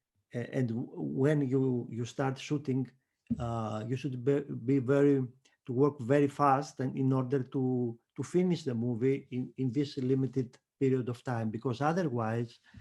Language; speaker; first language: English; non-native, fluent; Greek